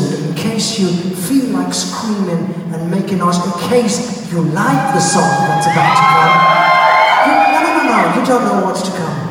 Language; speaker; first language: English; non-native, fluent; German